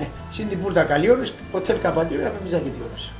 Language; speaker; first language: Turkish; early bilingual, heritage; Greek